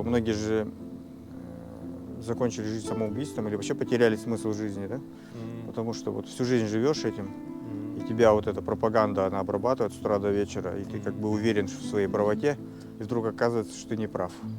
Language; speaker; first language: Russian; native; Russian